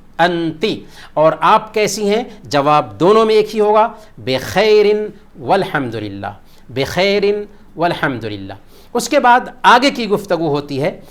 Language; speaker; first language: Urdu; native; Urdu